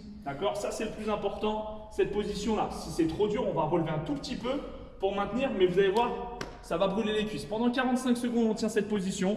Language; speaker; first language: French; native; French